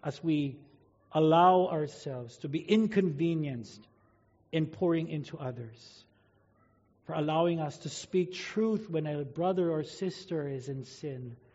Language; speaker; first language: English; non-native, local second language; Filipino